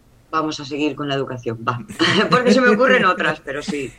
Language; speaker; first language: Spanish; native; Spanish